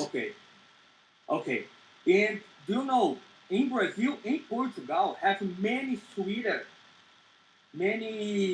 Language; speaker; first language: English; non-native, learner; Portuguese